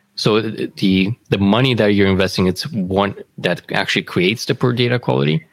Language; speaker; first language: English; non-native, fluent; Romanian